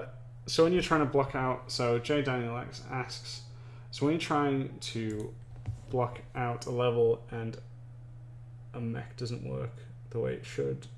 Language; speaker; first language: English; native; English